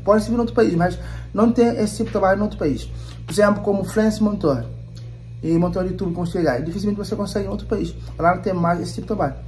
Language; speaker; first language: Portuguese; non-native, local second language; Kabuverdianu